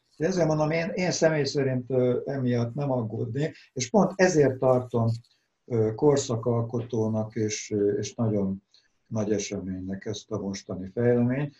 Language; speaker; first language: Hungarian; native; Hungarian